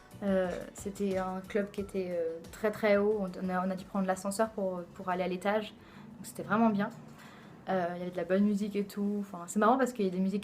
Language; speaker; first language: French; native; French